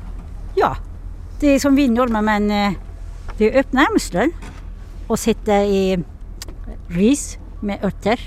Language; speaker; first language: Swedish; non-native, learner; Turkish